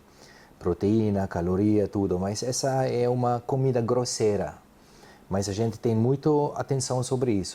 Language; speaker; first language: Portuguese; non-native, fluent; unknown